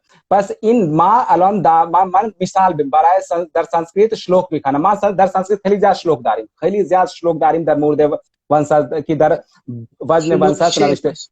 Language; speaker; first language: Persian; non-native, fluent; Hindi